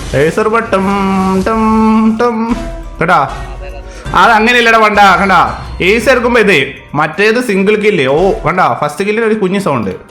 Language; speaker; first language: Malayalam; native; Malayalam